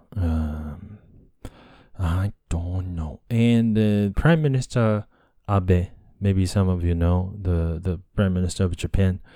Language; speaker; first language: English; non-native, fluent; Japanese